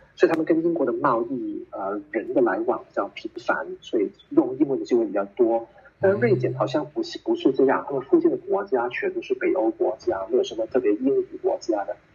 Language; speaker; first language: Chinese; non-native, local second language; Cantonese